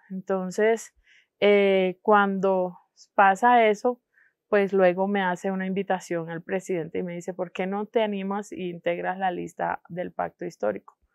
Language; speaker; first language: Spanish; non-native, local second language; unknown